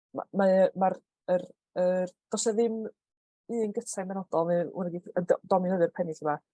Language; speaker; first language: Welsh; native; Welsh